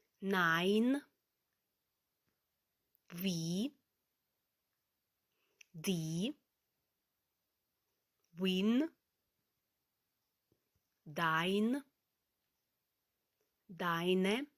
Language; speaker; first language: German; non-native, fluent; Ukrainian